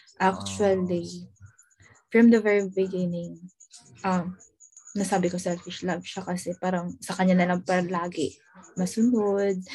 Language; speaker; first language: Filipino; non-native, local second language; Hiligaynon